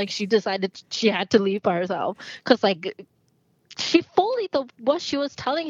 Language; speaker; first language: English; non-native, local second language; Cantonese